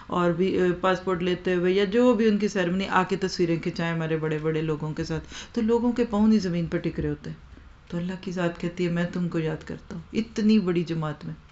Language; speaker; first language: Urdu; non-native, local second language; Punjabi